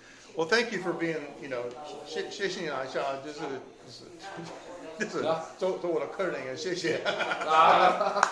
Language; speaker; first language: Chinese; non-native, learner; English